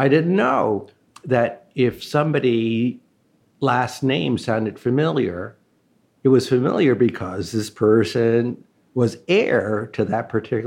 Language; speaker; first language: English; early bilingual, other home language; Chinese